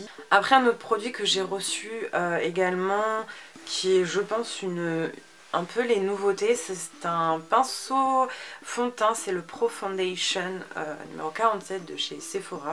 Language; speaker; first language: French; native; French